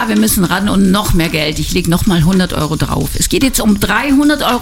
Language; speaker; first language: German; native; German